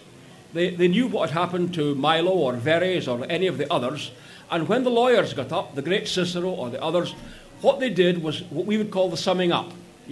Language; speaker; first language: English; native; English